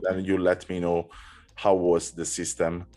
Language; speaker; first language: English; non-native, learner; Italian